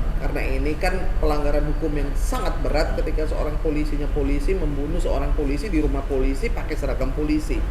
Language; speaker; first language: Indonesian; native; Indonesian